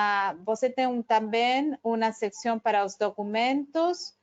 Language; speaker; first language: Portuguese; non-native, fluent; Spanish